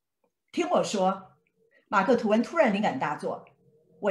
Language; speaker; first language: Chinese; native; Chinese